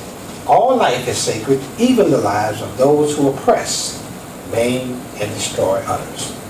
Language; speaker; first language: English; native; English